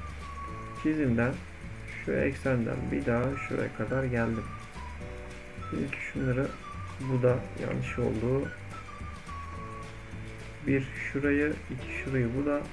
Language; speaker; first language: Turkish; native; Turkish